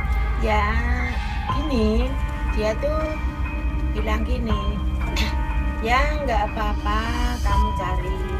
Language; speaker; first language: Indonesian; non-native, local second language; Javanese